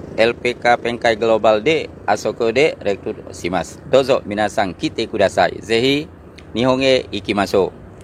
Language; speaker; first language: Japanese; non-native, learner; Indonesian